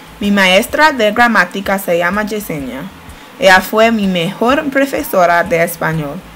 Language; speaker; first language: Spanish; non-native, learner; English